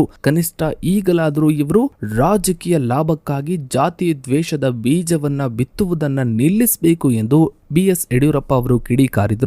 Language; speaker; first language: Kannada; native; Kannada